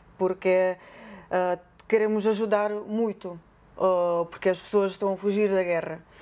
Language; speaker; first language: Portuguese; non-native, fluent; Ukrainian